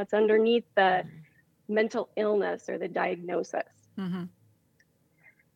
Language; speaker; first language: English; native; English